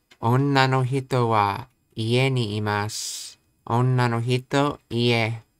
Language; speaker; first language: Japanese; non-native, learner; English